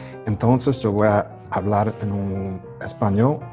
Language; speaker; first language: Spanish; non-native, learner; English